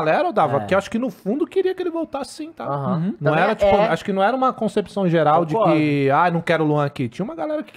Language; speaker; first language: Portuguese; native; Portuguese